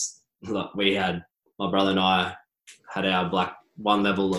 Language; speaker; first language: English; native; English